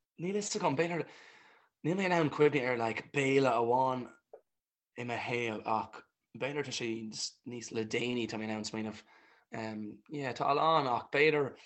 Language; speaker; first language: Irish; non-native, local second language; English